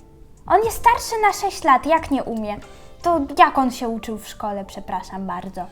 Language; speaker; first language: Polish; early bilingual, other home language; Ukrainian